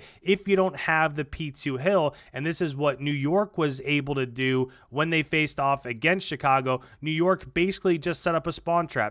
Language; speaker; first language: English; native; English